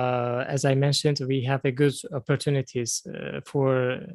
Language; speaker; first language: English; non-native, learner; Azerbaijani